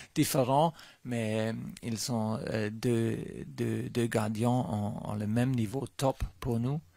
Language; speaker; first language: French; non-native, learner; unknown